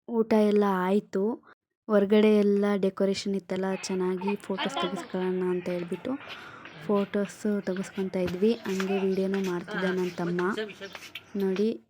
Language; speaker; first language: Kannada; non-native, local second language; Lambadi